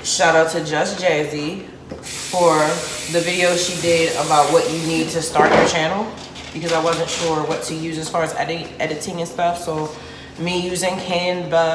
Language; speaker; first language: English; native; English